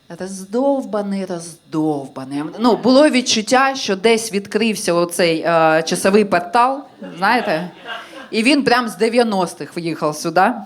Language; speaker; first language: Ukrainian; non-native, local second language; Russian